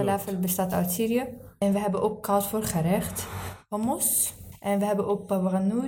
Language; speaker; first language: Dutch; early bilingual, other home language; Arabic